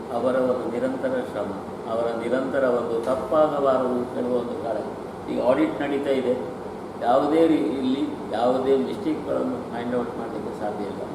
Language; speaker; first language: Kannada; native; Kannada